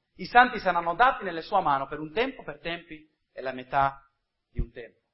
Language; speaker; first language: Italian; non-native, fluent; English